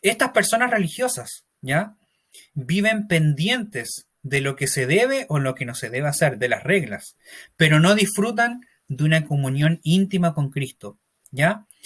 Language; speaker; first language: Spanish; native; Spanish